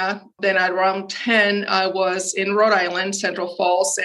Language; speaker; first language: English; early bilingual, other home language; Spanish